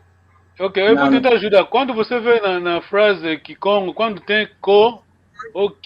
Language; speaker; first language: Portuguese; non-native, local second language; Kongo